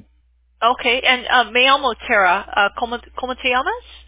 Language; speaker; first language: Spanish; non-native, learner; English